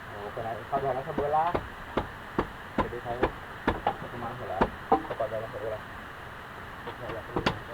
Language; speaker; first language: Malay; non-native, local second language; Sundanese